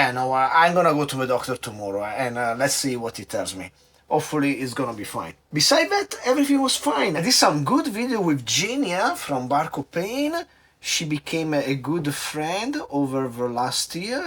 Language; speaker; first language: English; non-native, fluent; Italian